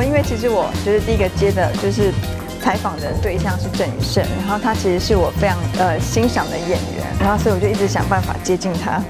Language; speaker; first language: Chinese; native; Chinese